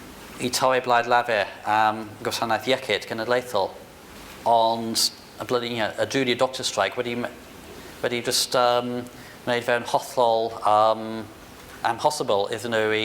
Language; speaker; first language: Welsh; non-native, fluent; English